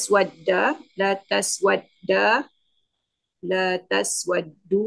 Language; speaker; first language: Arabic; non-native, learner; Indonesian